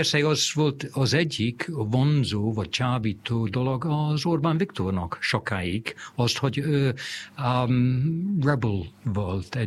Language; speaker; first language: Hungarian; non-native, fluent; English